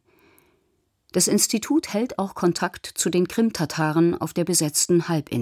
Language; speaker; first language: German; native; German